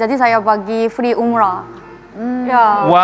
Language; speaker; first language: Indonesian; non-native, fluent; Korean